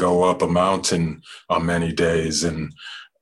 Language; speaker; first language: English; native; English